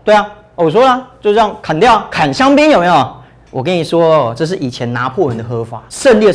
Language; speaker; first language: Chinese; native; Chinese